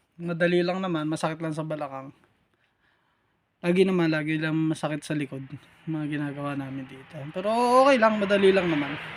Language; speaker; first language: Filipino; native; Filipino